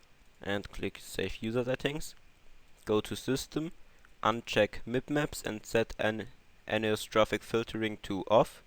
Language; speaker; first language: English; non-native, fluent; German